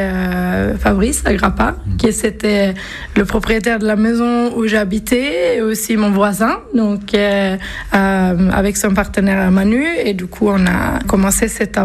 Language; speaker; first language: French; non-native, fluent; Swedish